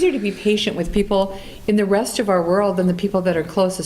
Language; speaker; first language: English; native; English